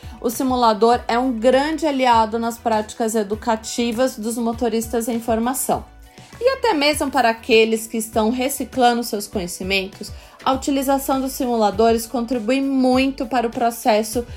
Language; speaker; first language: Portuguese; native; Portuguese